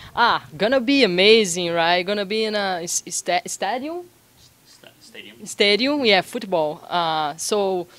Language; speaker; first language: English; non-native, learner; Portuguese